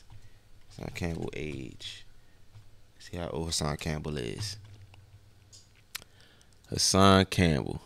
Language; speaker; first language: English; native; English